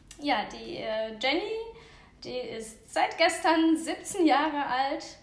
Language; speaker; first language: German; non-native, fluent; Russian